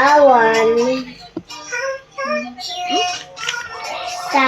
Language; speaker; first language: Filipino; non-native, local second language; Bikol